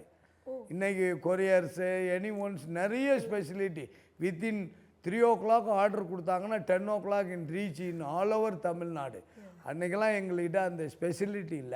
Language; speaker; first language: Tamil; native; Tamil